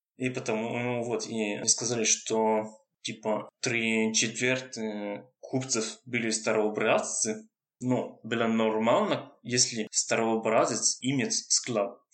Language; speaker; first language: Russian; non-native, fluent; French